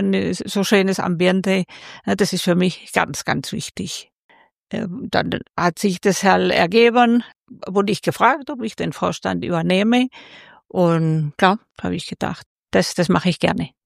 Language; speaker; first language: German; non-native, fluent; Spanish